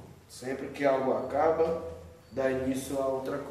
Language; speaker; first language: Portuguese; native; Portuguese